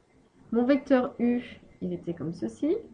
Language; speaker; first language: French; native; French